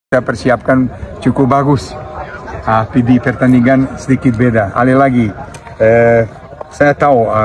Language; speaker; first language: Indonesian; non-native, learner; Serbian